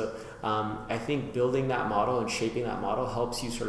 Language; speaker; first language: English; native; English